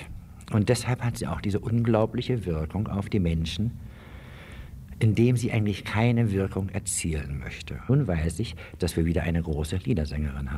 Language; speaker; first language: German; native; German